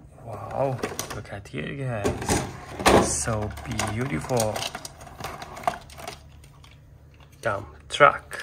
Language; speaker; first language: English; non-native, learner; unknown